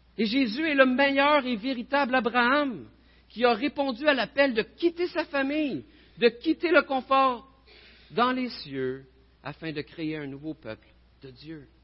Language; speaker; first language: French; native; French